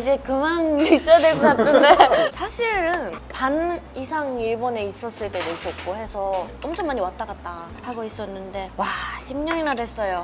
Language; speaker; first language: Korean; non-native, fluent; Japanese